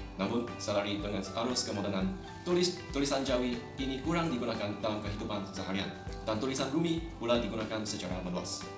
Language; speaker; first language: Malay; non-native, local second language; Chinese